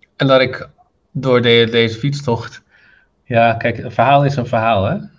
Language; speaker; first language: Dutch; non-native, fluent; Arabic